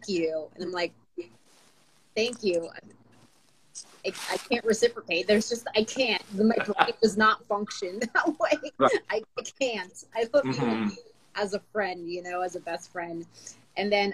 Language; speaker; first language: English; non-native, local second language; Filipino